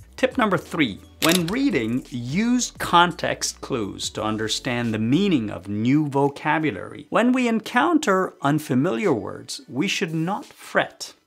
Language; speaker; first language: English; non-native, fluent; Chinese